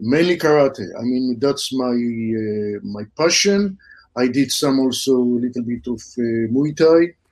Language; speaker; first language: English; non-native, fluent; Hebrew